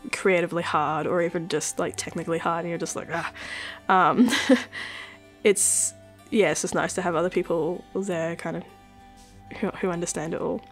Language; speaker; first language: English; native; English